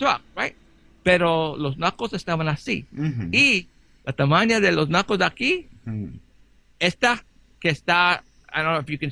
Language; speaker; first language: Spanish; early bilingual, heritage; Spanish